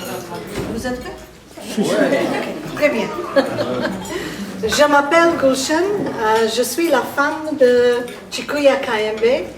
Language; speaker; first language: French; non-native, fluent; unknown